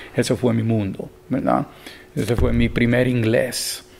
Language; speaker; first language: Spanish; early bilingual, heritage; Spanish